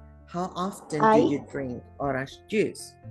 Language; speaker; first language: English; non-native, fluent; Spanish